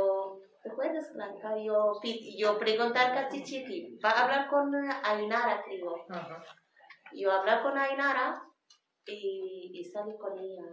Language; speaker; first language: Spanish; non-native, learner; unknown